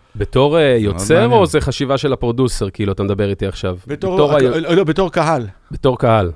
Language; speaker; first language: Hebrew; native; Hebrew